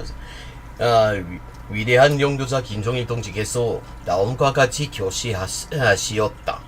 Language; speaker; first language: Korean; non-native, learner; English